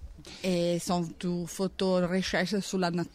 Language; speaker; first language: French; non-native, learner; Italian